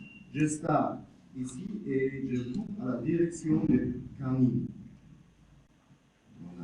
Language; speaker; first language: French; non-native, learner; German